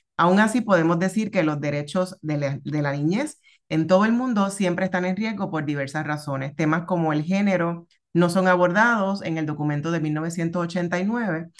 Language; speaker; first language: Spanish; native; Spanish